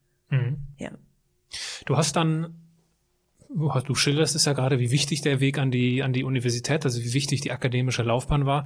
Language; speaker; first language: German; native; German